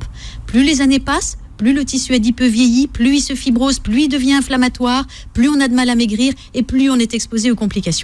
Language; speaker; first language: French; native; French